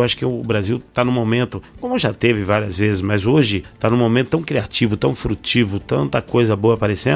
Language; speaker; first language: Portuguese; native; Portuguese